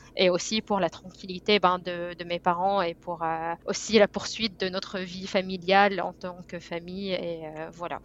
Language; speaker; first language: French; non-native, fluent; Arabic